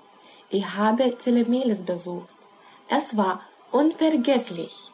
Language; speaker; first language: German; non-native, learner; Lithuanian